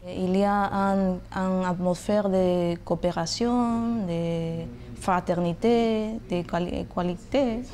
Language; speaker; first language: French; non-native, learner; Spanish